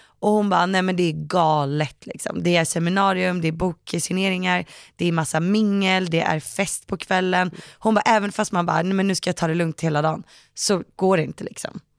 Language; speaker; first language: Swedish; native; Swedish